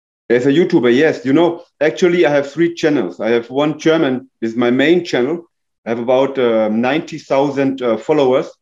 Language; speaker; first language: English; non-native, fluent; German